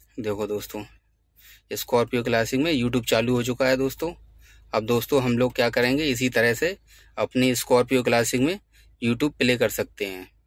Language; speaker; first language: Hindi; native; Hindi